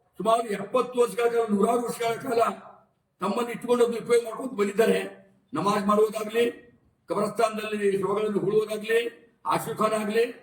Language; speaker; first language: Kannada; non-native, local second language; Urdu